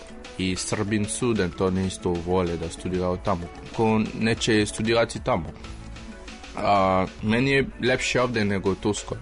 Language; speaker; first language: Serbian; non-native, learner; French